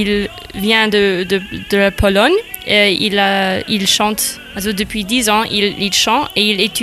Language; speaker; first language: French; non-native, fluent; German